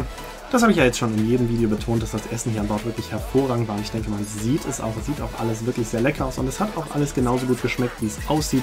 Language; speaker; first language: German; native; German